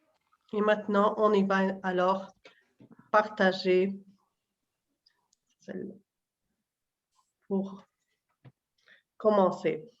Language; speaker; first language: French; non-native, learner; Portuguese